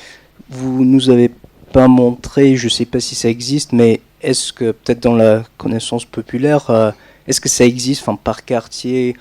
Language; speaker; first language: French; non-native, fluent; English